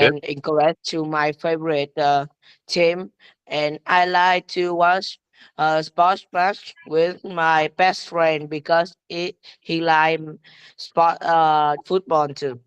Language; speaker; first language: English; non-native, learner; Vietnamese